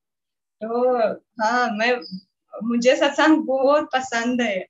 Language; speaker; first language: Hindi; non-native, learner; Russian